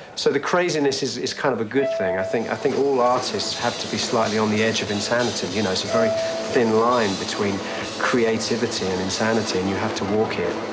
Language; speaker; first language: English; native; English